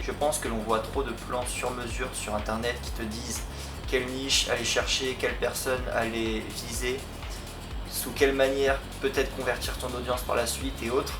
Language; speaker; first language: French; native; French